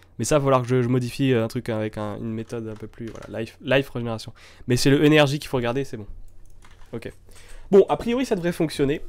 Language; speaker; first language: French; native; French